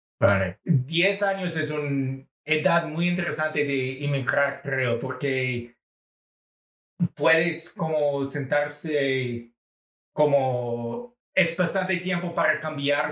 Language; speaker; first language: Spanish; non-native, fluent; English